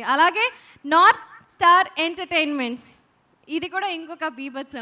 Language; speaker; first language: Telugu; native; Telugu